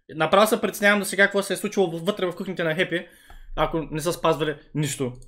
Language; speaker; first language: Bulgarian; early bilingual, other home language; Vietnamese